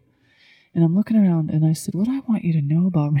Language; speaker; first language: English; native; English